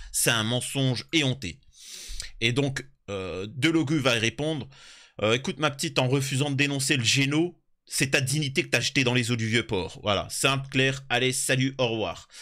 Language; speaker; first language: French; native; French